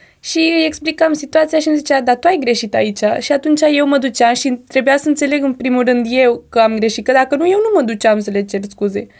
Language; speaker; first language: Romanian; early bilingual, heritage; Romanian